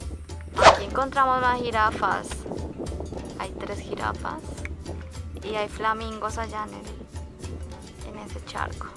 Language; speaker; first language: Spanish; native; Spanish